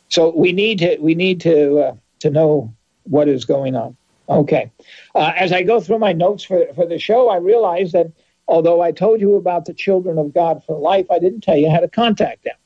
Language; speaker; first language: English; native; English